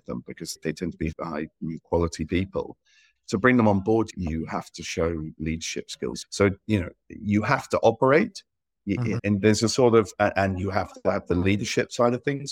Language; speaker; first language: English; native; English